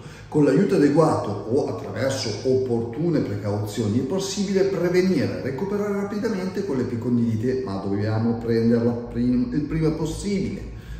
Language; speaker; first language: Italian; native; Italian